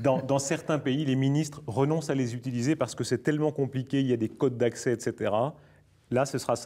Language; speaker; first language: French; native; French